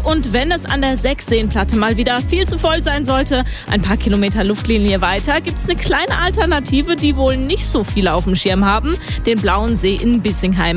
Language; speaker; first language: German; native; German